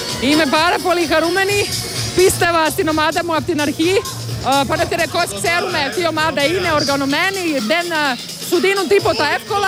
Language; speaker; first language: Greek; non-native, fluent; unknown